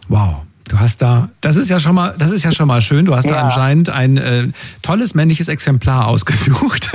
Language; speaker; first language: German; native; German